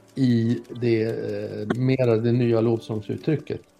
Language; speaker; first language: Swedish; native; Swedish